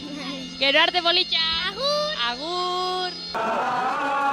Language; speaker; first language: Basque; native; Basque